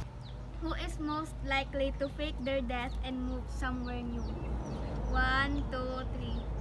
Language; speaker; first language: English; non-native, local second language; Filipino